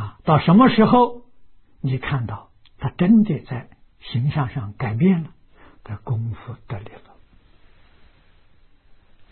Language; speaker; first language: Chinese; native; Chinese